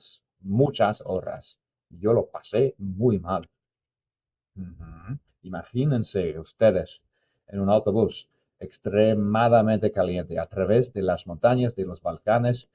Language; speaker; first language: Spanish; non-native, fluent; English